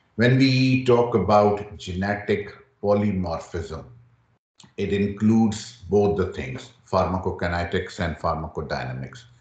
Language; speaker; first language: English; non-native, local second language; Urdu